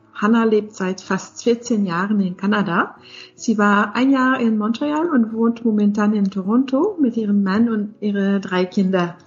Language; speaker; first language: German; non-native, fluent; English